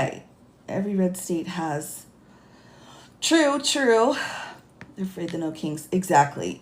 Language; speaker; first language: English; native; English